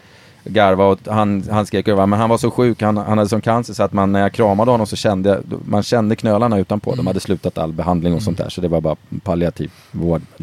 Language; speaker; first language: Swedish; native; Swedish